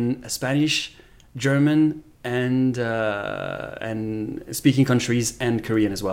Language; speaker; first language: English; non-native, fluent; Japanese